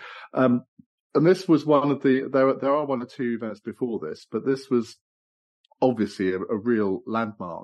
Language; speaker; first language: English; native; English